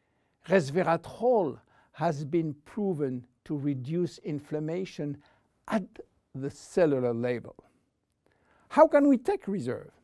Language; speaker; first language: English; non-native, fluent; French